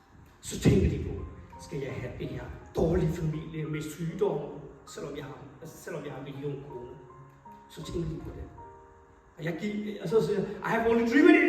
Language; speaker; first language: Danish; non-native, fluent; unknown